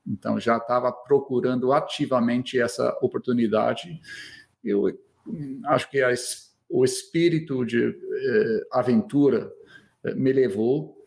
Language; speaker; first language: Portuguese; non-native, fluent; English